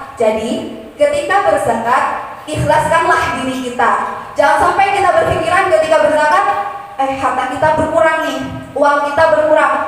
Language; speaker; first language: Indonesian; non-native, local second language; Madurese